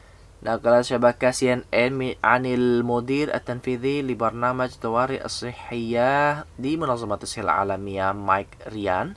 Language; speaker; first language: Arabic; non-native, fluent; Indonesian